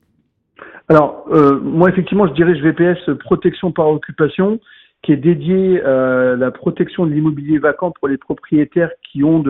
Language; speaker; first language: French; native; French